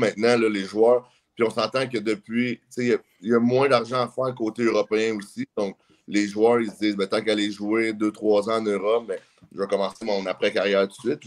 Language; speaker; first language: French; native; French